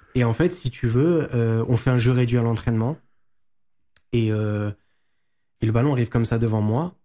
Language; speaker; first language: French; native; French